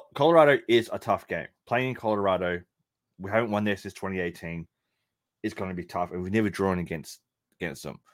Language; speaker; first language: English; native; English